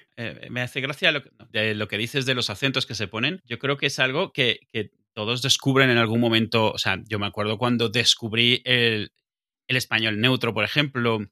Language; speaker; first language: Spanish; native; Spanish